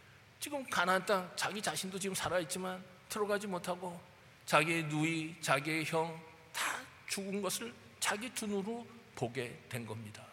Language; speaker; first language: Korean; native; Korean